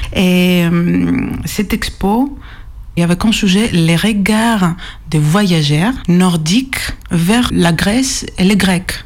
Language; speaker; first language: French; non-native, fluent; Greek